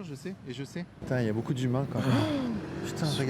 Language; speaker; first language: French; native; French